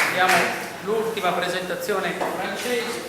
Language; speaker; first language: Italian; native; Italian